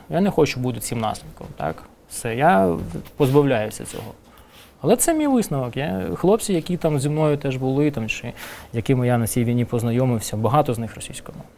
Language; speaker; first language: Ukrainian; non-native, local second language; Russian